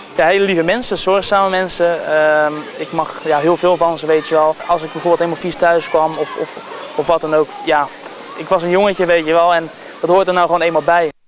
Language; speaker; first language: Dutch; native; Dutch